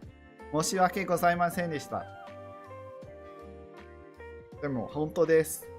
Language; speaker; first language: Japanese; non-native, learner; English